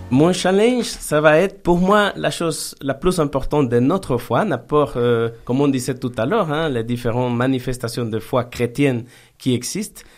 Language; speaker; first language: French; non-native, fluent; Spanish